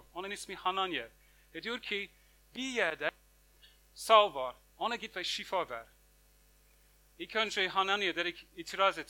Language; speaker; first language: Turkish; non-native, fluent; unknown